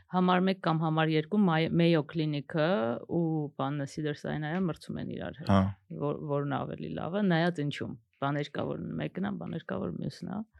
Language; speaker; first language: Armenian; native; Armenian